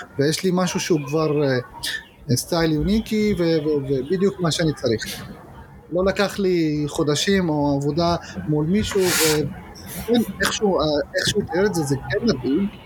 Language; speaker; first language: Hebrew; native; Hebrew